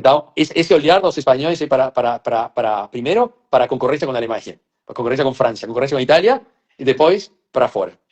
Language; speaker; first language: Portuguese; non-native, fluent; Spanish